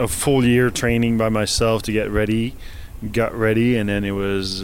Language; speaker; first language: English; native; English